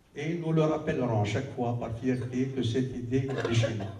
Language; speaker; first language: French; non-native, local second language; Arabic